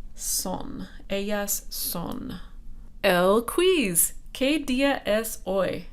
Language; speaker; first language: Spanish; non-native, fluent; English